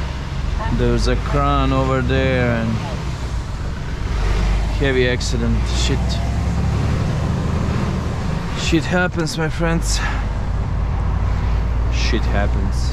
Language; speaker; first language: English; non-native, fluent; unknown